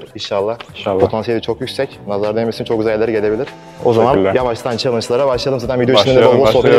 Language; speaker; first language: Turkish; native; Turkish